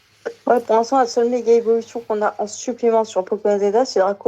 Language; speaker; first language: French; native; French